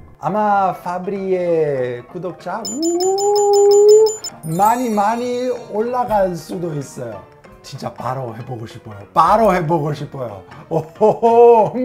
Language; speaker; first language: Korean; non-native, learner; Italian